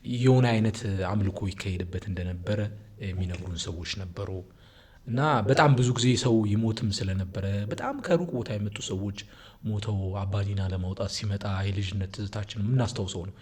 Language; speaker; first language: Amharic; native; Amharic